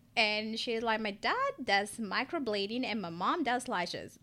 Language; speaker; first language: English; non-native, fluent; Spanish